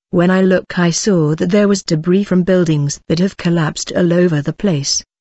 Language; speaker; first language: English; non-native, local second language; Zulu